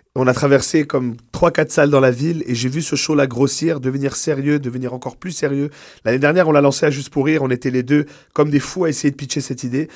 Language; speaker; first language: French; native; French